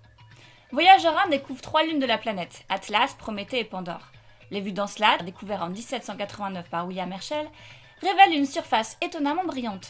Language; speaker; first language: French; native; French